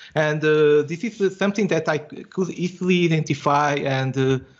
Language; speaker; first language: English; non-native, fluent; Portuguese